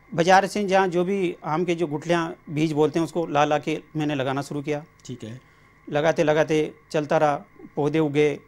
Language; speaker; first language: Hindi; native; Hindi